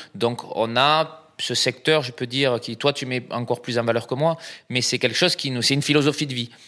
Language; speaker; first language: French; native; French